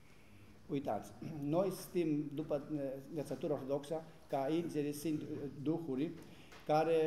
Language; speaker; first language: Romanian; non-native, learner; Greek